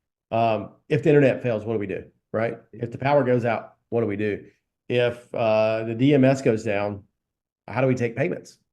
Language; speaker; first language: English; native; English